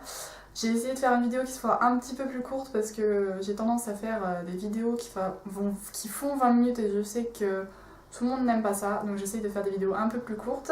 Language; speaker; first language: French; native; French